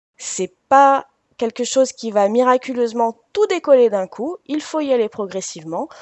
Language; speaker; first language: French; native; French